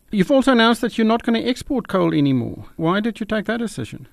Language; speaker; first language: English; non-native, local second language; Afrikaans